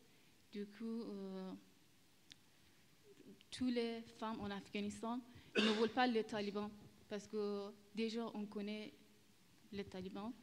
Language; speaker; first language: French; early bilingual, other home language; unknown